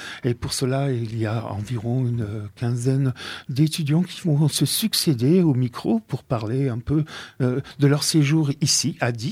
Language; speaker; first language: French; native; French